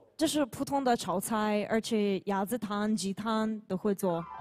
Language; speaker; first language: Chinese; non-native, learner; Ukrainian